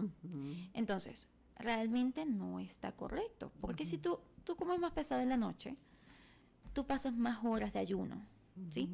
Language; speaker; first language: Spanish; native; Spanish